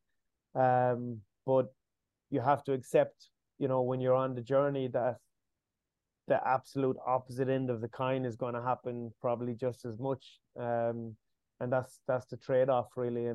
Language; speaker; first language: English; native; English